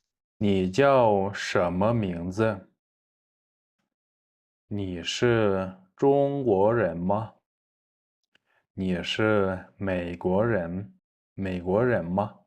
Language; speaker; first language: Chinese; non-native, fluent; Kyrgyz